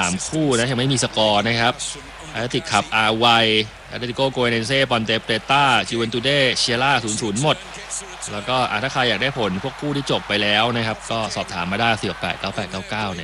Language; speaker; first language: Thai; native; Thai